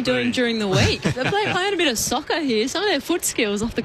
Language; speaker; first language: English; native; English